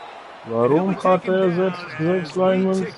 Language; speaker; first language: German; non-native, learner; Russian